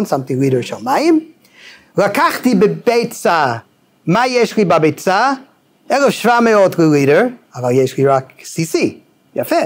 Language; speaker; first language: Hebrew; non-native, fluent; English